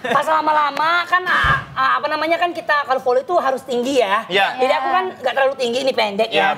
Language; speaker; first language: Indonesian; non-native, fluent; Thai